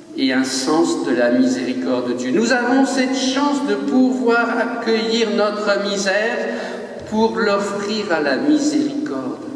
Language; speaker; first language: French; native; French